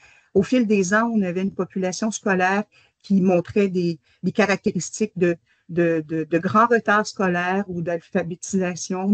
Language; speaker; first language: French; native; French